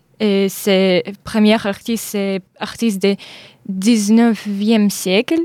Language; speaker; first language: French; non-native, learner; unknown